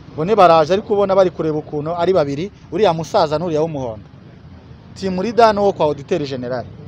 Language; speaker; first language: Kinyarwanda; native; Kinyarwanda